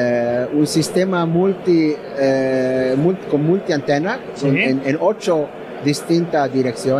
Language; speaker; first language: Spanish; non-native, learner; Italian